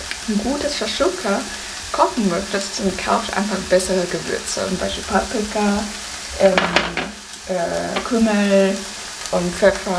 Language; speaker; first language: German; non-native, learner; Cantonese